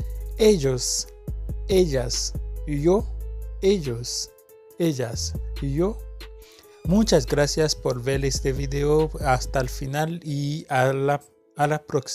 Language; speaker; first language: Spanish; non-native, fluent; Haitian Creole